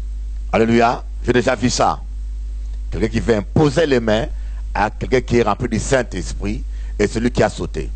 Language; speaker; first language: French; non-native, local second language; Lingala